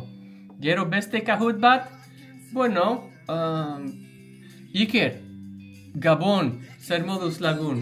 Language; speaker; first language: Basque; non-native, learner; English